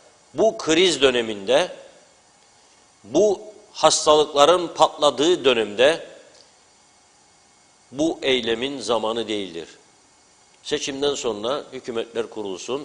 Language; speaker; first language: Turkish; native; Turkish